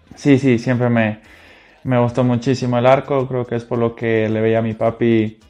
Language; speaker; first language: Spanish; native; Spanish